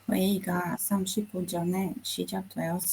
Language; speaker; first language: Korean; non-native, learner; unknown